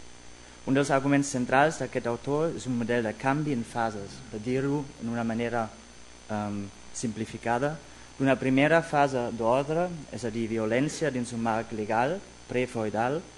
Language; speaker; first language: Catalan; non-native, fluent; German